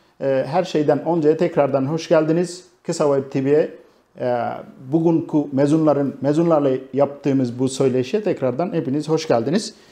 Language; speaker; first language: Turkish; non-native, fluent; Bangla